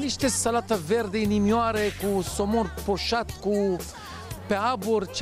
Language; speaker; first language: Romanian; non-native, learner; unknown